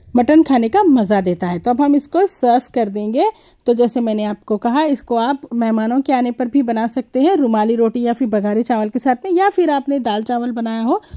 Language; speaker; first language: Hindi; native; Hindi